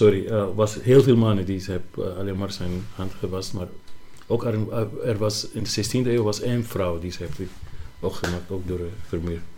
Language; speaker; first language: Dutch; non-native, learner; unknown